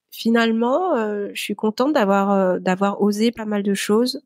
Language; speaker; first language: French; native; French